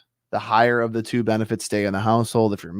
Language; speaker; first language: English; native; English